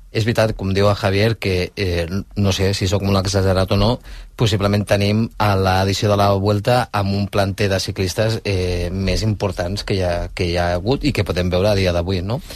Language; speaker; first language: Catalan; native; Catalan